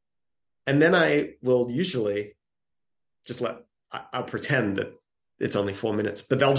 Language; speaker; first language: English; native; English